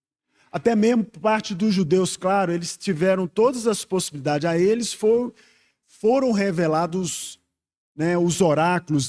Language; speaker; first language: Portuguese; native; Portuguese